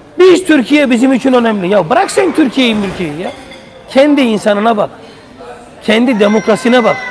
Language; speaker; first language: Turkish; native; Turkish